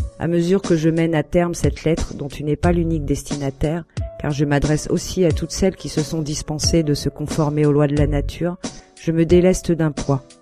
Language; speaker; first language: French; native; French